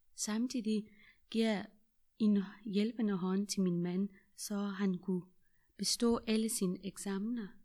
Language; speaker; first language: Danish; non-native, fluent; Persian